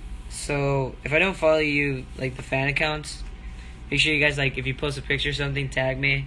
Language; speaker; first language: English; early bilingual, other home language; Spanish